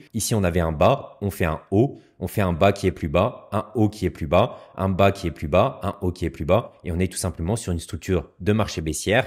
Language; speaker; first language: French; native; French